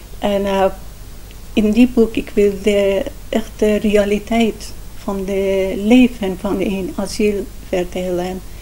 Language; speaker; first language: Dutch; non-native, learner; Persian